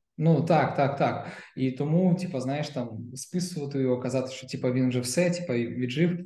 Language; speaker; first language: Ukrainian; non-native, local second language; Russian